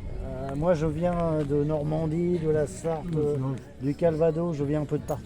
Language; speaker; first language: French; native; French